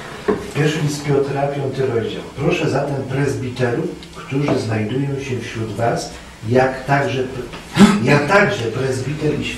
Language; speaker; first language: Polish; native; Polish